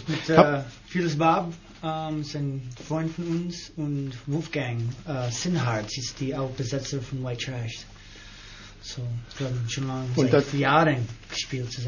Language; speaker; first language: German; non-native, learner; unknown